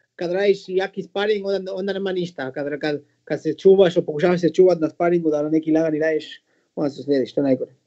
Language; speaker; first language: Bosnian; non-native, fluent; Spanish